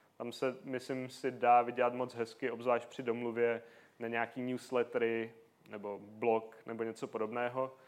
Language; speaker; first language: Czech; native; Czech